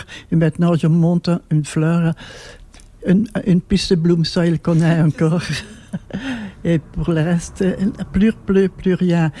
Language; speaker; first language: French; non-native, local second language; Dutch